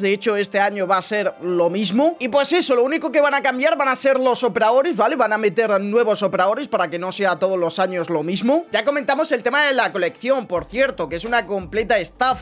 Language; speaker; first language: Spanish; native; Spanish